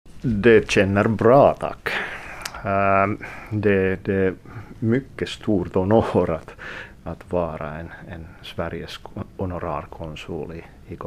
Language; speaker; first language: Swedish; non-native, local second language; Finnish